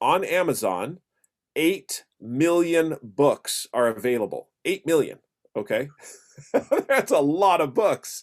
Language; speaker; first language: English; native; English